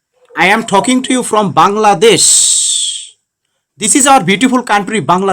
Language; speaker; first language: English; non-native, learner; Bangla